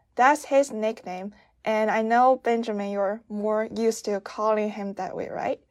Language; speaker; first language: English; non-native, fluent; Chinese